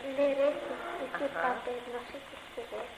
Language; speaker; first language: Spanish; non-native, learner; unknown